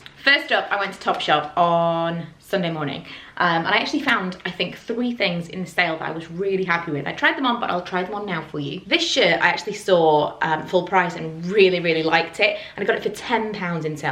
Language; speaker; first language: English; native; English